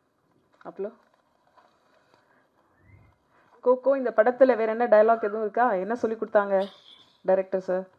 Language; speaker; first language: Tamil; native; Tamil